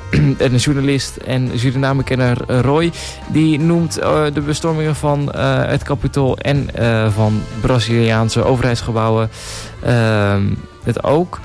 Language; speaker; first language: Dutch; native; Dutch